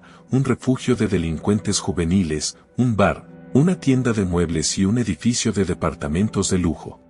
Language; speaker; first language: Spanish; native; Spanish